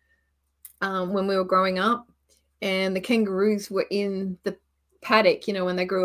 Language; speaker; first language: English; native; English